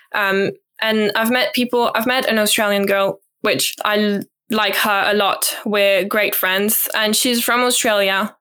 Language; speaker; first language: English; non-native, fluent; French